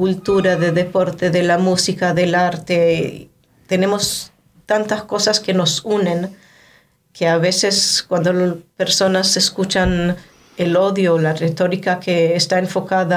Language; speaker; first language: Spanish; non-native, fluent; Hebrew